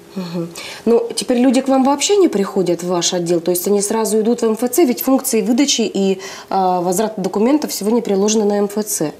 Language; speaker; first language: Russian; native; Russian